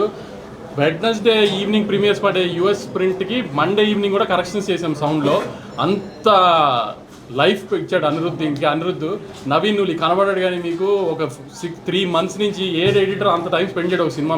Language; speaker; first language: Telugu; native; Telugu